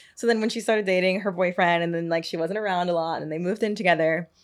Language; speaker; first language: English; native; English